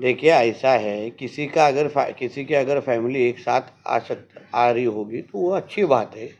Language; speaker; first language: Hindi; non-native, local second language; Marathi